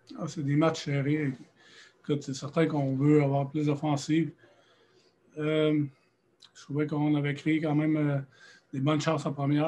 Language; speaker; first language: French; native; French